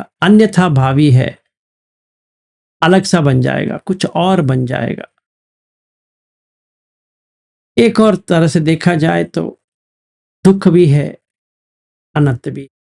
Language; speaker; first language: Hindi; native; Hindi